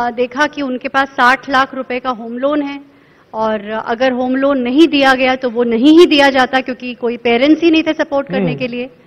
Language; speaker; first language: Hindi; native; Hindi